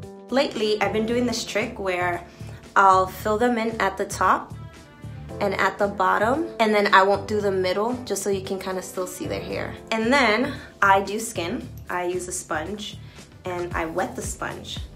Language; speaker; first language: English; early bilingual, other home language; Spanish